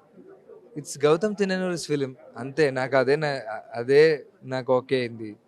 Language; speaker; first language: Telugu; non-native, learner; Malayalam